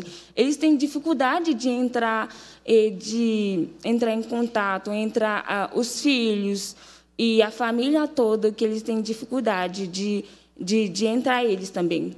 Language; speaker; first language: Portuguese; non-native, fluent; Haitian Creole